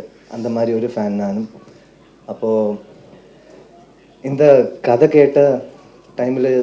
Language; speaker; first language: Tamil; non-native, learner; Malayalam